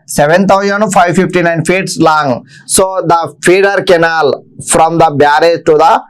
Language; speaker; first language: English; non-native, local second language; Telugu